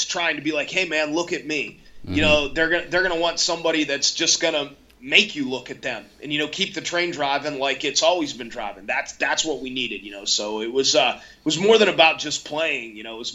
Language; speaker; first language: English; native; English